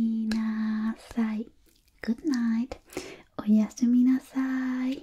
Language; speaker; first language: English; non-native, fluent; Spanish